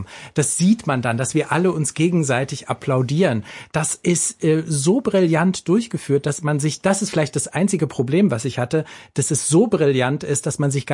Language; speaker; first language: German; native; German